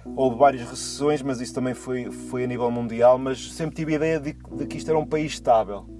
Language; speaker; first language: Portuguese; native; Portuguese